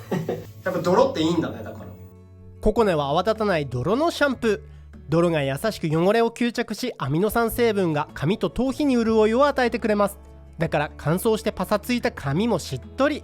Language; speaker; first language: Japanese; native; Japanese